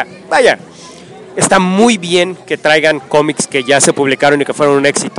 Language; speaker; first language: Spanish; native; Spanish